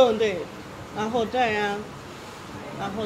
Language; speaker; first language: Chinese; non-native, fluent; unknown